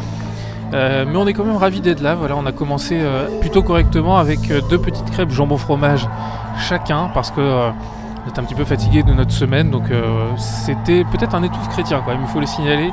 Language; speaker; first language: French; native; French